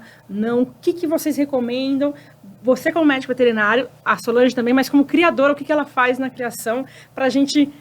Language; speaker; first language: Portuguese; native; Portuguese